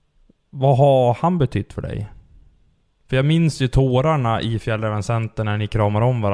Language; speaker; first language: Swedish; native; Swedish